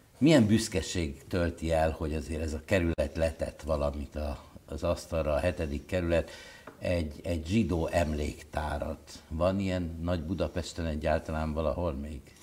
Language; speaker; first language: Hungarian; native; Hungarian